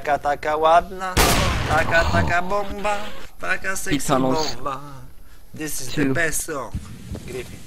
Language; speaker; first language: English; non-native, learner; Polish